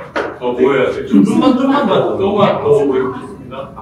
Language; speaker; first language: Korean; native; Korean